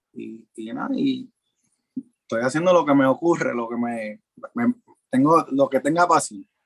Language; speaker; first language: Spanish; early bilingual, heritage; Spanish